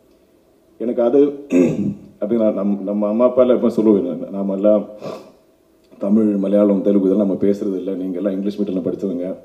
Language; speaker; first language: Tamil; non-native, local second language; Malayalam